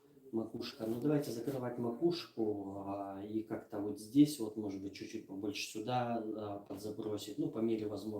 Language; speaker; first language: Russian; native; Russian